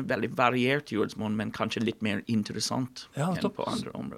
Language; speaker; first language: Norwegian; non-native, fluent; English